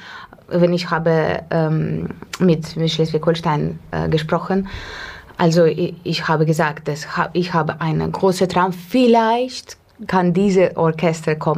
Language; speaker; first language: German; non-native, learner; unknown